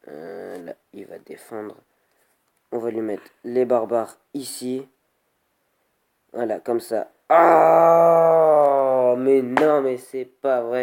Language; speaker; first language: French; native; French